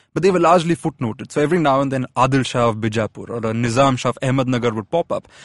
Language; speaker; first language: English; non-native, local second language; Malayalam